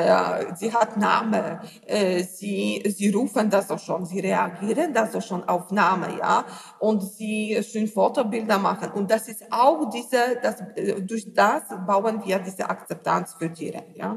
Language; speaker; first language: German; non-native, learner; Polish